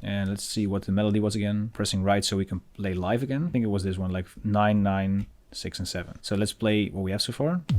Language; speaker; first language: English; non-native, fluent; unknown